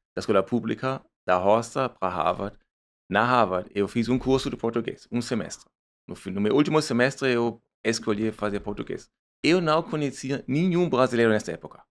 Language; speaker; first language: Portuguese; non-native, fluent; German